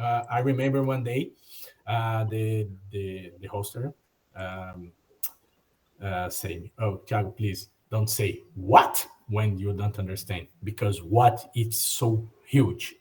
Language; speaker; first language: English; non-native, learner; Portuguese